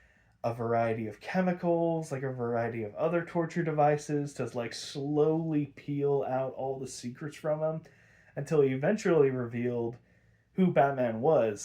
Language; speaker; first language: English; native; English